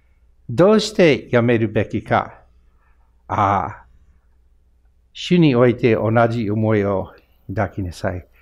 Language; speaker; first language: Japanese; non-native, fluent; English